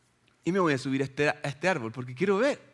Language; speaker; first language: Spanish; native; Spanish